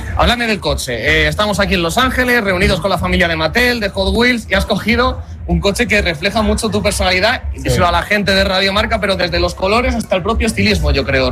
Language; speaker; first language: Spanish; native; Spanish